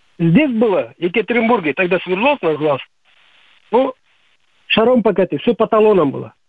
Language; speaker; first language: Russian; non-native, local second language; Uzbek